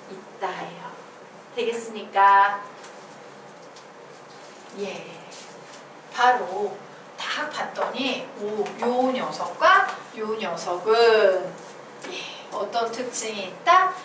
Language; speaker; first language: Korean; native; Korean